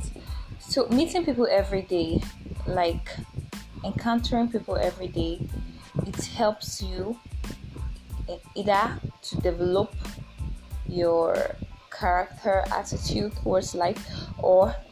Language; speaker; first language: English; non-native, local second language; Yoruba